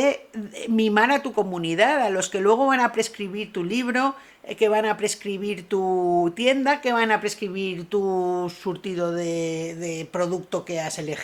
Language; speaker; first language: Spanish; native; Spanish